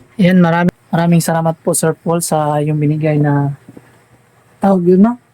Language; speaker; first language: Filipino; non-native, local second language; Cebuano